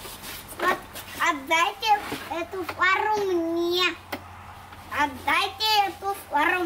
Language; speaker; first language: Russian; native; Russian